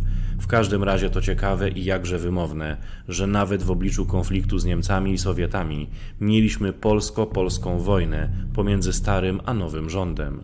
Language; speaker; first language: Polish; native; Polish